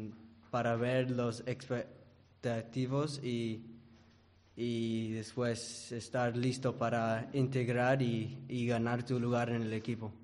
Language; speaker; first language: Spanish; early bilingual, heritage; English